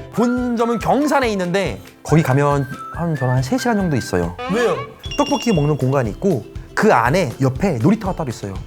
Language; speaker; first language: Korean; native; Korean